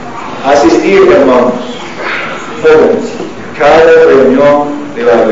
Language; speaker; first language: Spanish; non-native, learner; English